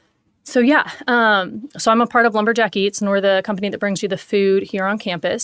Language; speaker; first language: English; native; English